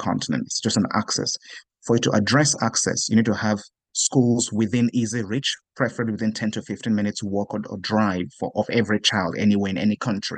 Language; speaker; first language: English; non-native, local second language; Yoruba